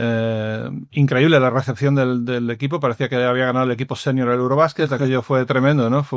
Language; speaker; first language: Spanish; native; Spanish